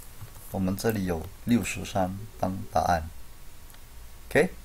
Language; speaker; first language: Chinese; non-native, fluent; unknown